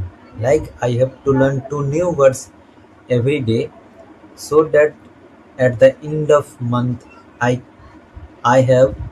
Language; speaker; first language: English; non-native, learner; Hindi